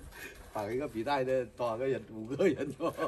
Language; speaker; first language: Chinese; native; Chinese